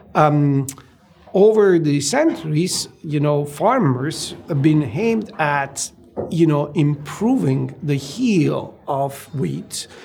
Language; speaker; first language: English; non-native, fluent; Italian